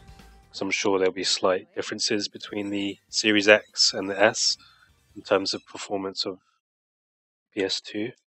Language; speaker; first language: English; native; English